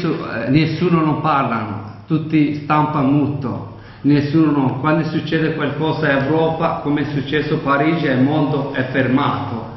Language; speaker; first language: Italian; non-native, learner; Kurdish